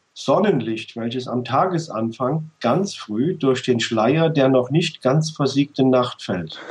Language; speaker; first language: German; native; German